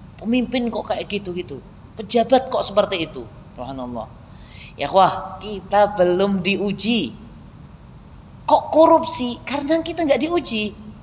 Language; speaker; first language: Indonesian; non-native, local second language; Javanese